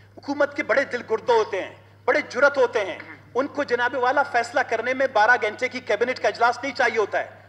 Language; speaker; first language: Urdu; non-native, local second language; Baluchi